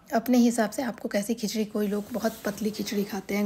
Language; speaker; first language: Hindi; native; Hindi